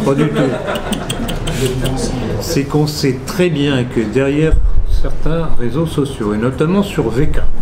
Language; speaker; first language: French; native; French